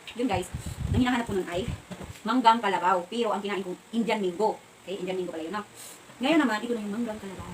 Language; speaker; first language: Filipino; non-native, local second language; Cebuano